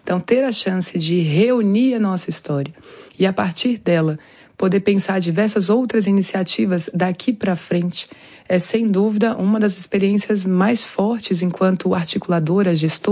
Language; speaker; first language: Portuguese; native; Portuguese